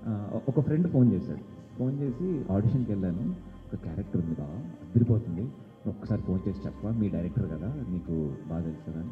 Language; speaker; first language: Telugu; native; Telugu